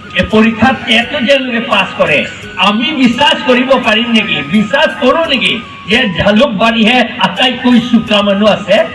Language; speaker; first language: Assamese; non-native, local second language; Karbi